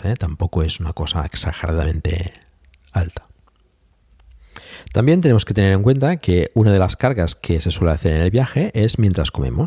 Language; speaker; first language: Spanish; native; Spanish